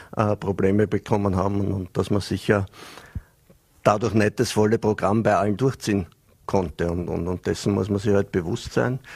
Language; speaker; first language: German; native; German